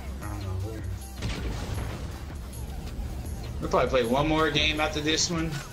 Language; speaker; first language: English; native; English